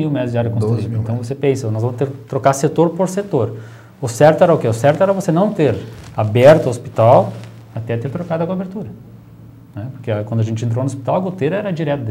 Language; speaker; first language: Portuguese; native; Portuguese